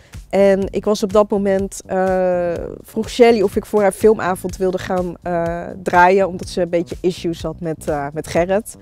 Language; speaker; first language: Dutch; native; Dutch